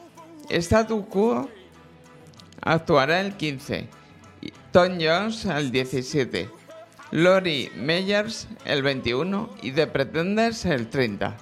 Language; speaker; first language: Spanish; native; Spanish